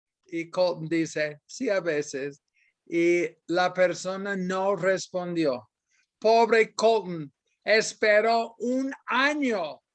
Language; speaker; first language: Spanish; non-native, fluent; English